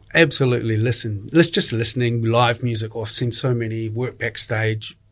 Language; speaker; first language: English; native; English